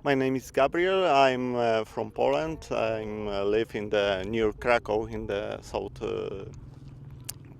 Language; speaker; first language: English; non-native, learner; Polish